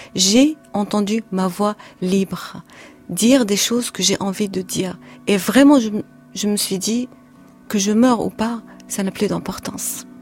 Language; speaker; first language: French; non-native, fluent; Arabic